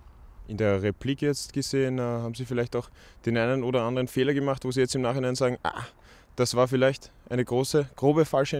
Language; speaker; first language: German; native; German